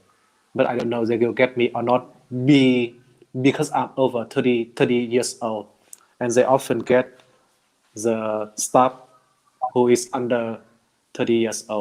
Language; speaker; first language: English; non-native, learner; Vietnamese